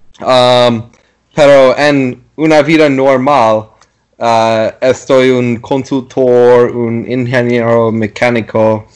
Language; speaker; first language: Spanish; non-native, learner; English